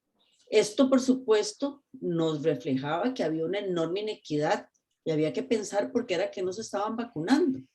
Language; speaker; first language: Spanish; native; Spanish